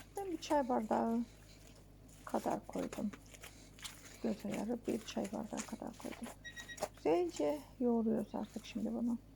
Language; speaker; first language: Turkish; native; Turkish